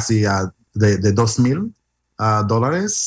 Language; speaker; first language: Spanish; non-native, learner; English